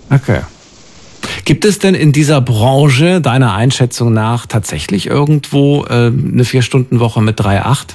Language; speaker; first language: German; native; German